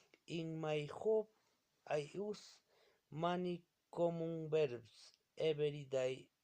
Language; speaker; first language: English; non-native, learner; Spanish